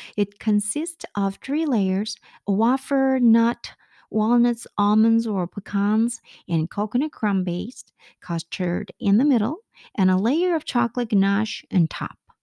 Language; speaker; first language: English; non-native, fluent; Korean